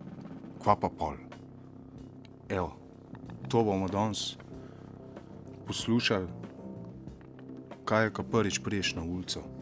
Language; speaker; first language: Slovenian; native; Slovenian